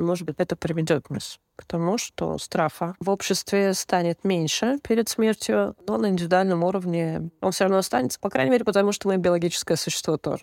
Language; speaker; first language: Russian; native; Russian